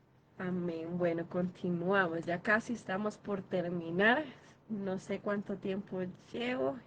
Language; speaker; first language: Spanish; native; Spanish